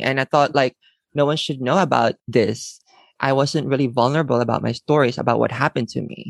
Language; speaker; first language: English; non-native, local second language; Filipino